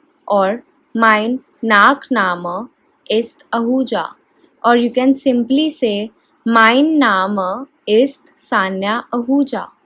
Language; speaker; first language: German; non-native, fluent; Hindi